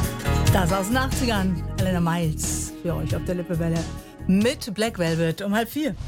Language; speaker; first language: German; native; German